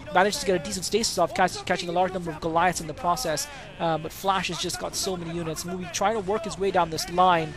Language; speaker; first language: English; native; English